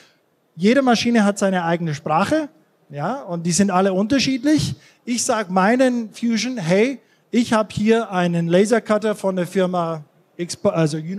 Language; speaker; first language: German; non-native, fluent; English